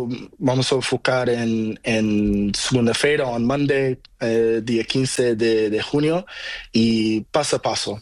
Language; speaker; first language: Spanish; non-native, learner; Portuguese